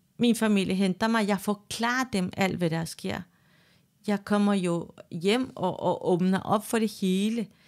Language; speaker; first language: Danish; non-native, fluent; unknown